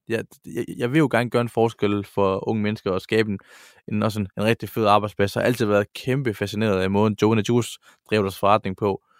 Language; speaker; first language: Danish; early bilingual, other home language; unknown